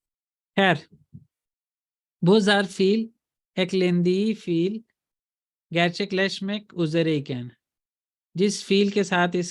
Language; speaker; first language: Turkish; non-native, fluent; Urdu